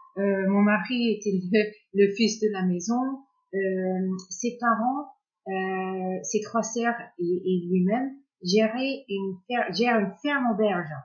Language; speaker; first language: French; non-native, fluent; English